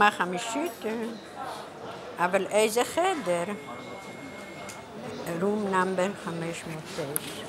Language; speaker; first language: Hebrew; non-native, fluent; Polish